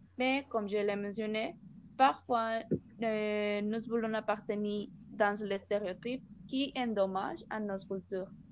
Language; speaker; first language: French; non-native, learner; Spanish